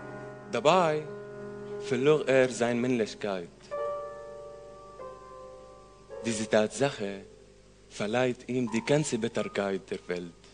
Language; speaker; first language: German; non-native, learner; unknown